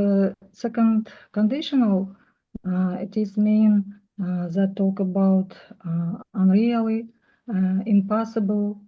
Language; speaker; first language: English; non-native, learner; Russian